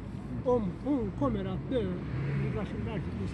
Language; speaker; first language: Swedish; non-native, learner; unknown